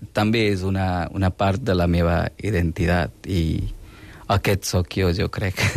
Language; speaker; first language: Catalan; non-native, fluent; Hindi